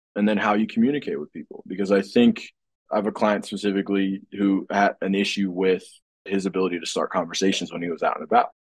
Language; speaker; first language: English; native; English